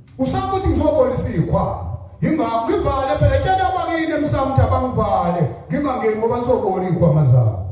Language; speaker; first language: Zulu; native; Zulu